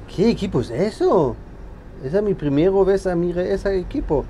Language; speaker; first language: Spanish; non-native, learner; English